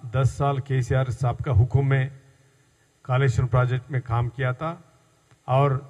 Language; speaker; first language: Hindi; non-native, local second language; Telugu